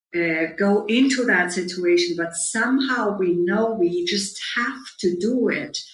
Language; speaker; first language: English; non-native, fluent; German